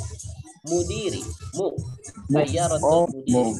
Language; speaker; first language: Arabic; non-native, fluent; Indonesian